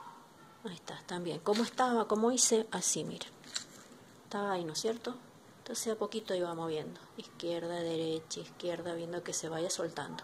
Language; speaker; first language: Spanish; native; Spanish